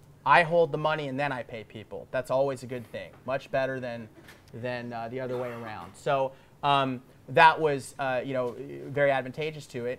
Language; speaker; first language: English; native; English